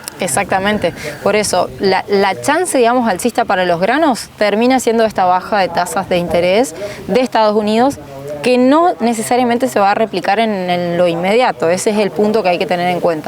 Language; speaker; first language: Spanish; native; Spanish